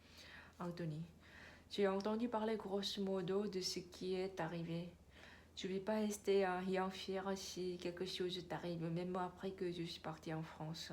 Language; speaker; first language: French; non-native, learner; Korean